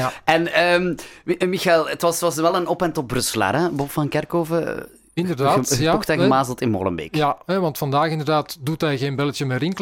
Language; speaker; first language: Dutch; native; Dutch